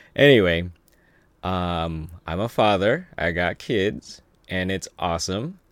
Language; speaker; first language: English; early bilingual, other home language; Filipino